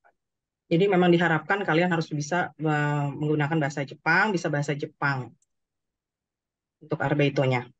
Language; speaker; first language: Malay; non-native, fluent; Japanese